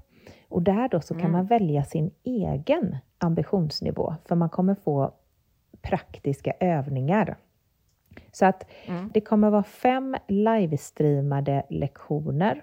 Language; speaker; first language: Swedish; native; Swedish